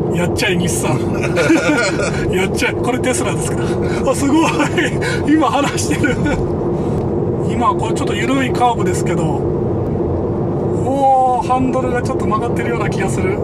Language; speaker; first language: Japanese; native; Japanese